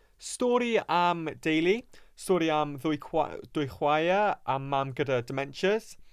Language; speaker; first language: Welsh; non-native, local second language; English